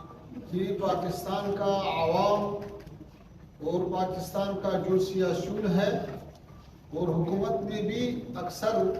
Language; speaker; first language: Hindi; non-native, fluent; Pashto